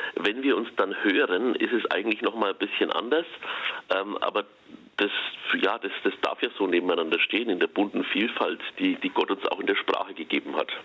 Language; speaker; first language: German; native; German